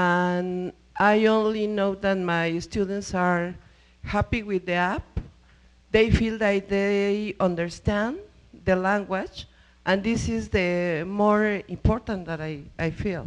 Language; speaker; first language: English; non-native, learner; Spanish